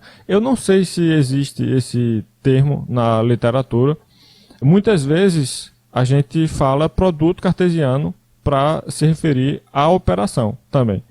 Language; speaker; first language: Portuguese; native; Portuguese